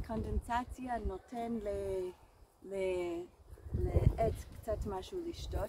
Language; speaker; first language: Hebrew; non-native, fluent; English